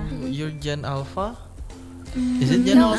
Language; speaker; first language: English; non-native, fluent; Indonesian